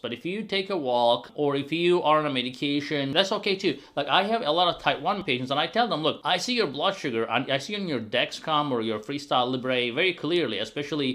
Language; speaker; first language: English; non-native, fluent; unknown